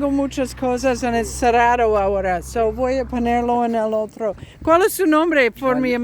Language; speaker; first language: Spanish; non-native, learner; English